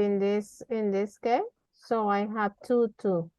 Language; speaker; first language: English; non-native, learner; Spanish